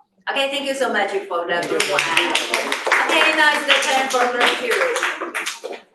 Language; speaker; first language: English; non-native, fluent; Chinese